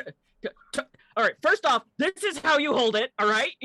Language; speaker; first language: English; native; English